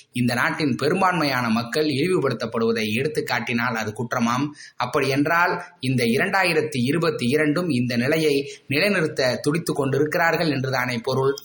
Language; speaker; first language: Tamil; native; Tamil